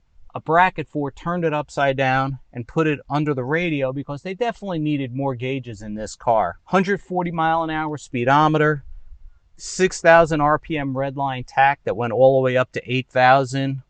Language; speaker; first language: English; native; English